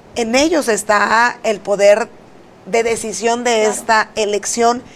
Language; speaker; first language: Spanish; native; Spanish